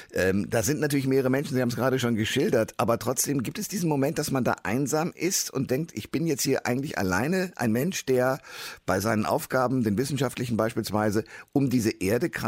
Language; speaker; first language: German; native; German